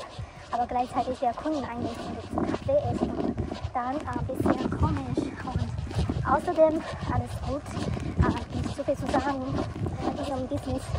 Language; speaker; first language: German; non-native, learner; Chinese